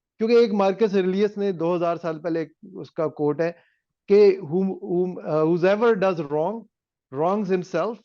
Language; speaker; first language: Urdu; native; Urdu